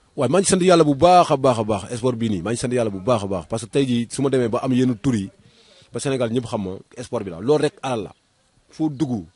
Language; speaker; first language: Wolof; native; Wolof